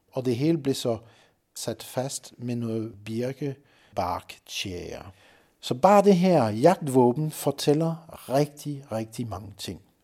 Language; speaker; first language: Danish; non-native, fluent; French